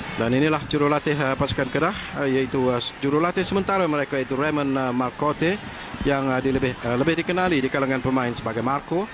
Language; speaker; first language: Malay; native; Malay